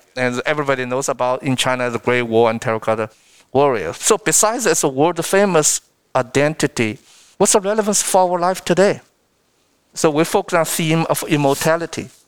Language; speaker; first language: English; non-native, fluent; Chinese